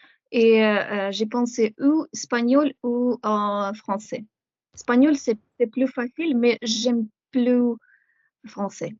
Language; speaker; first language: French; non-native, fluent; Ukrainian